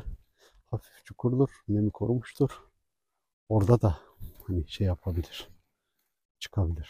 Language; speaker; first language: Turkish; native; Turkish